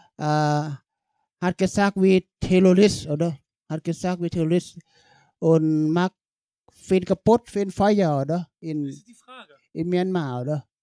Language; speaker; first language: German; non-native, learner; Thai